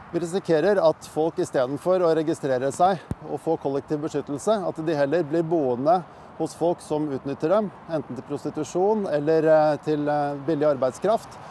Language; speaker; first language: Norwegian; native; Norwegian